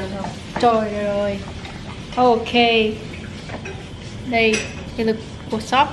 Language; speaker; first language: Vietnamese; early bilingual, heritage; English